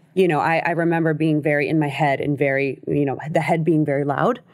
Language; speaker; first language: English; native; English